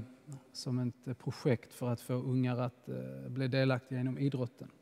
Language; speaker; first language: Swedish; native; Swedish